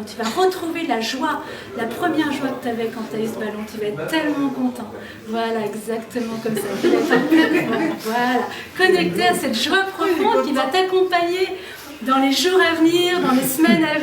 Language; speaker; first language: French; native; French